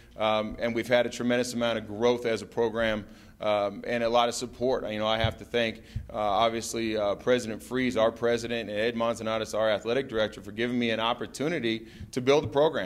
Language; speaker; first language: English; native; English